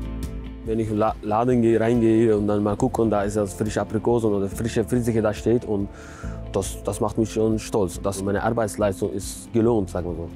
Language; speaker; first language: German; non-native, learner; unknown